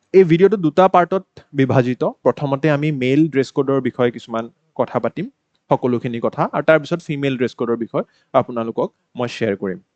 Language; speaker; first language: Assamese; native; Assamese